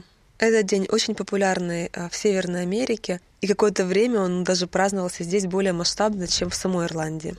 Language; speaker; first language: Russian; native; Russian